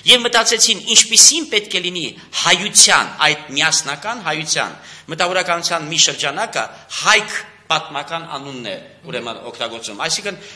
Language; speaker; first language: Armenian; native; Armenian